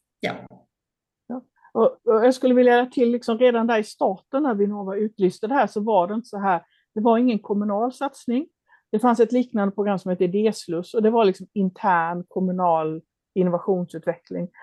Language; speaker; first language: Swedish; native; Swedish